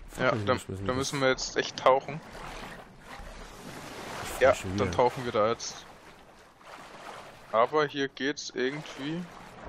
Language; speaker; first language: German; native; German